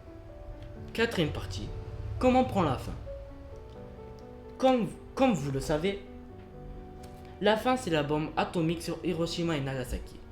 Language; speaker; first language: French; early bilingual, other home language; Japanese